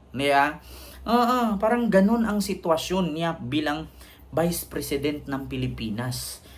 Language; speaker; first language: Filipino; non-native, local second language; Cebuano